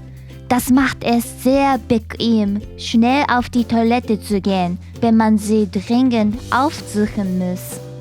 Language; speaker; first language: German; non-native, fluent; Japanese